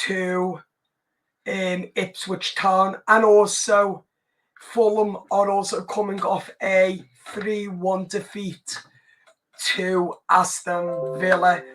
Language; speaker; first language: English; native; English